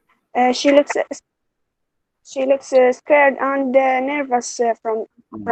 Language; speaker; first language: English; non-native, learner; Arabic